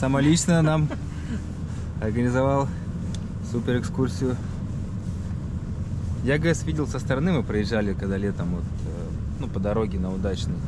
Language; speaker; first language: Russian; native; Russian